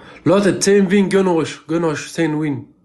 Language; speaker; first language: German; non-native, learner; Turkish